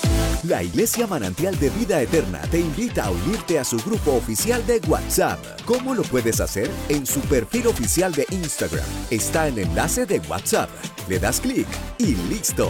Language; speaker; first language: Spanish; native; Spanish